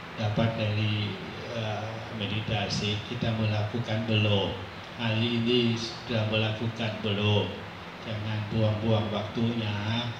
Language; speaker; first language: Indonesian; non-native, fluent; Thai